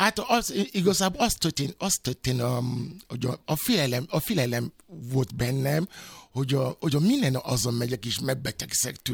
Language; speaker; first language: Hungarian; non-native, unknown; Yoruba